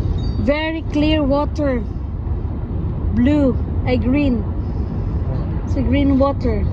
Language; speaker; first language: English; non-native, learner; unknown